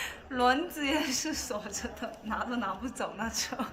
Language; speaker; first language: Chinese; early bilingual, heritage; Chinese